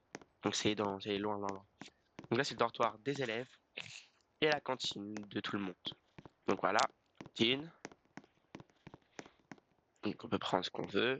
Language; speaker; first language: French; native; French